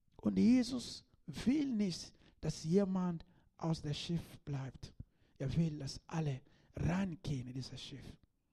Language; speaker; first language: German; non-native, learner; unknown